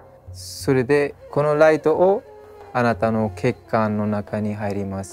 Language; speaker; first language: Japanese; non-native, learner; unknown